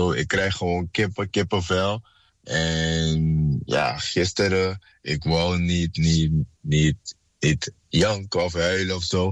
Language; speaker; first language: Dutch; non-native, fluent; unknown